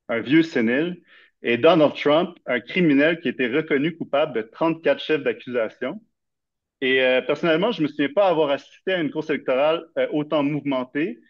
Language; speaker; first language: French; native; French